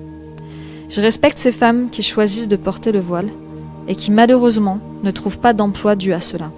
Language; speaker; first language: French; native; French